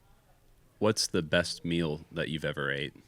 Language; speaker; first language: English; native; English